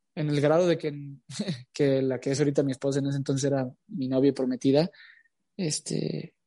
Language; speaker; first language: Spanish; native; Spanish